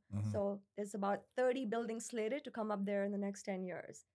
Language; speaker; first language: English; non-native, local second language; Urdu